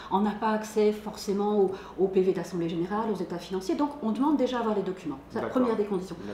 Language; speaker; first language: French; native; French